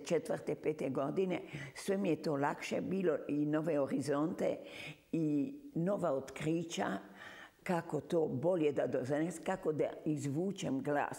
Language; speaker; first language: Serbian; early bilingual, heritage; Serbian